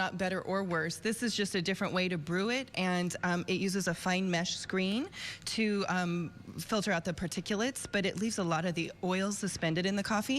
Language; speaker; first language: English; native; English